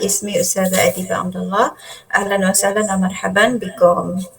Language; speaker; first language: Arabic; non-native, fluent; Malay